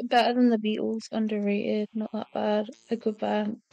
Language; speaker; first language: English; native; English